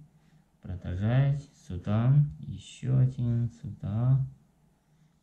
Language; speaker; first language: Russian; non-native, learner; Chinese